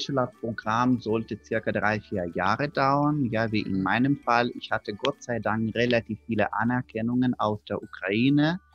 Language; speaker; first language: German; non-native, fluent; Russian